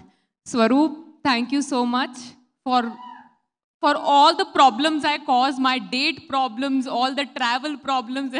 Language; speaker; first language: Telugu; non-native, learner; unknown